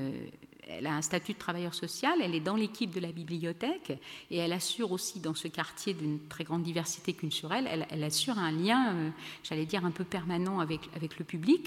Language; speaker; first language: French; native; French